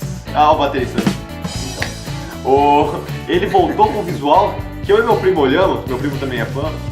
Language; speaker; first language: Portuguese; native; Portuguese